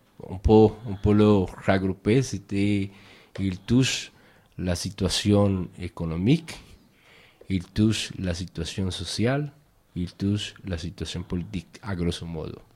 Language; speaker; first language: French; non-native, fluent; Spanish